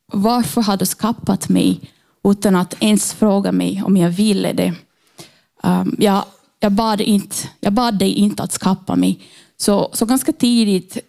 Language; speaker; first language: Swedish; non-native, fluent; Portuguese